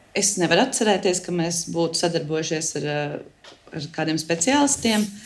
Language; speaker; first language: Latvian; early bilingual, heritage; Latvian